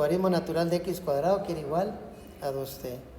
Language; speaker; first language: Spanish; native; Spanish